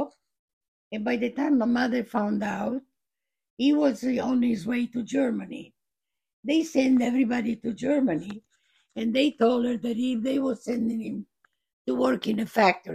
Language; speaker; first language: English; non-native, fluent; Italian